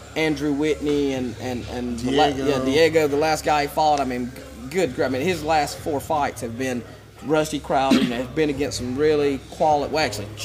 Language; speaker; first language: English; native; English